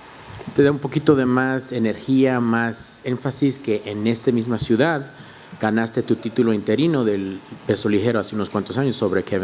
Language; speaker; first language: Spanish; early bilingual, heritage; English